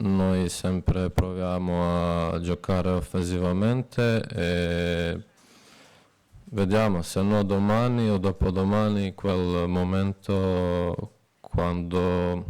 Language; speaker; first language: Italian; non-native, fluent; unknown